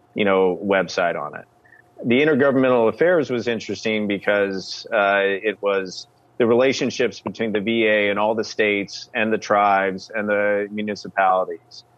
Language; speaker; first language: English; native; English